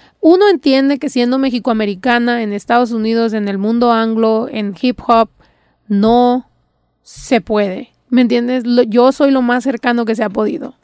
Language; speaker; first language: Spanish; early bilingual, heritage; Spanish